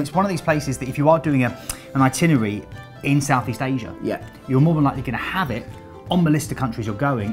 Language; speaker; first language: English; native; English